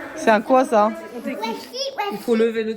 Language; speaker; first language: French; native; French